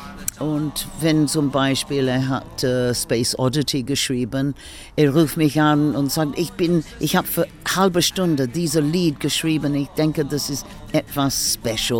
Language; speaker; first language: German; non-native, learner; English